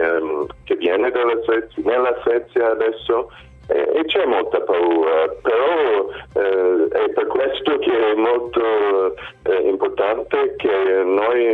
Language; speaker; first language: Italian; non-native, fluent; Swedish